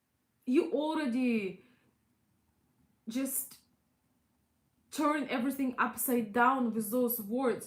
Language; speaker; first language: English; non-native, fluent; Russian